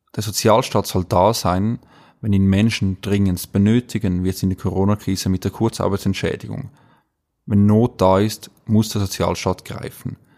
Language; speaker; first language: German; native; German